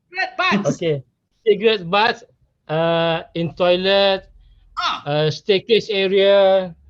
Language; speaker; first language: English; non-native, learner; Malay